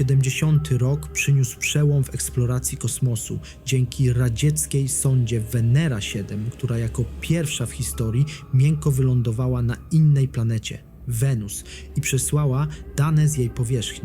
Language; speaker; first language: Polish; native; Polish